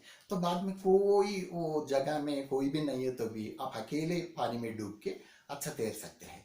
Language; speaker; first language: Hindi; non-native, local second language; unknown